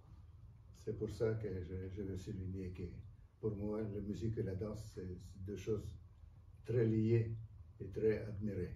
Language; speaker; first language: French; non-native, fluent; Russian